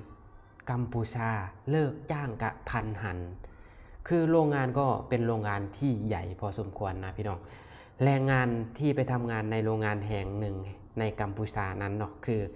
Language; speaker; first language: Thai; non-native, local second language; Northeastern Thai